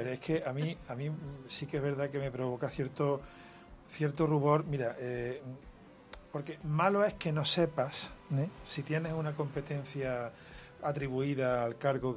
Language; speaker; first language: Spanish; native; Spanish